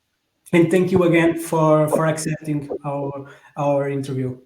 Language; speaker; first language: English; non-native, fluent; Portuguese